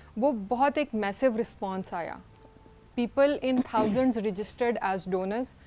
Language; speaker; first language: Urdu; native; Urdu